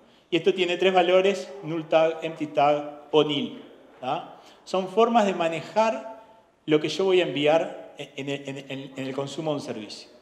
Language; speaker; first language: Spanish; native; Spanish